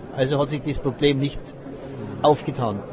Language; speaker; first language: German; native; German